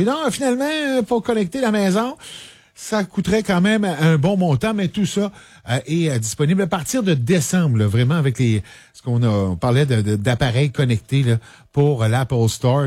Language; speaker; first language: French; native; French